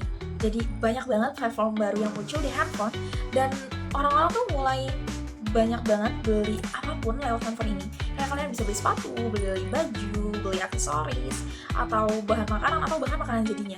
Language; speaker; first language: Indonesian; native; Indonesian